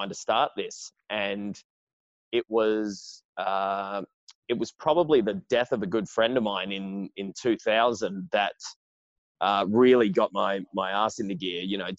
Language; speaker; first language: English; native; English